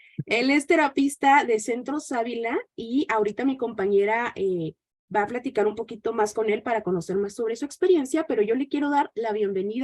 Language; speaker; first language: Spanish; native; Spanish